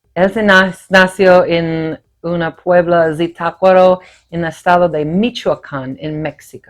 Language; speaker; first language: Spanish; early bilingual, other home language; English